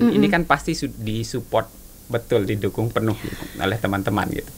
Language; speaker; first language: Indonesian; native; Indonesian